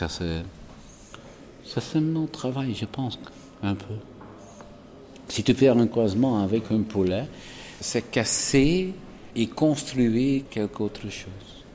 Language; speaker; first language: French; non-native, local second language; Dutch